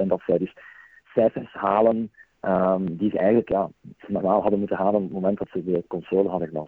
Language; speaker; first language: Dutch; native; Dutch